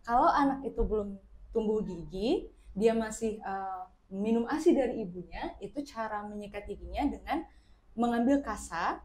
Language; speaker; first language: Indonesian; native; Indonesian